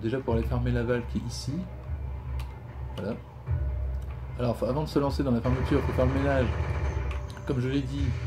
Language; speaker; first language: French; native; French